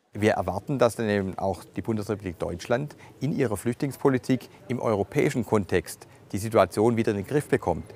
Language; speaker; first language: German; native; German